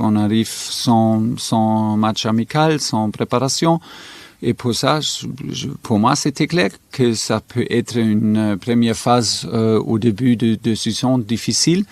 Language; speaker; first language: French; non-native, fluent; German